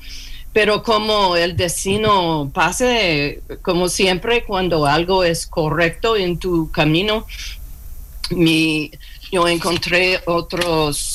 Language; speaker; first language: Spanish; non-native, learner; English